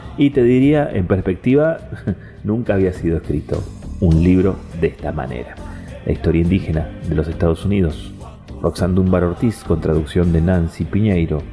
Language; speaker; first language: Spanish; native; Spanish